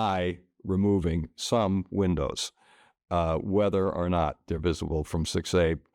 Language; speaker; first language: English; native; English